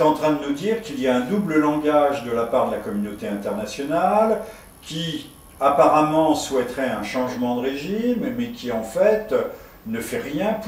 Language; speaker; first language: French; native; French